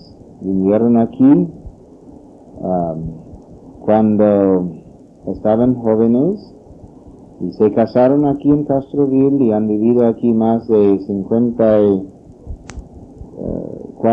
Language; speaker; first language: Spanish; non-native, fluent; English